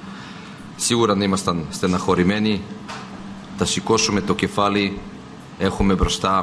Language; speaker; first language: Greek; non-native, fluent; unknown